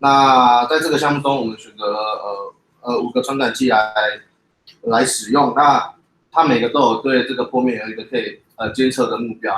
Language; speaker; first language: Chinese; native; Chinese